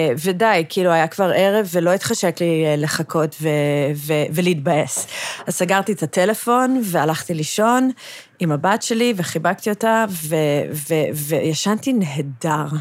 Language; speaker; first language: Hebrew; early bilingual, other home language; English